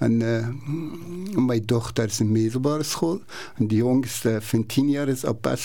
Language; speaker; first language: Dutch; non-native, learner; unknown